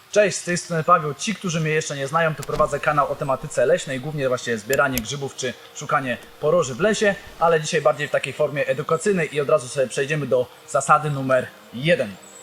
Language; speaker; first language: Polish; native; Polish